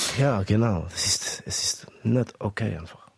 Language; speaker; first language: German; early bilingual, other home language; Estonian